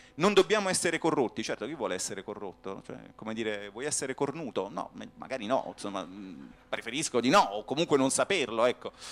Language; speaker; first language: Italian; native; Italian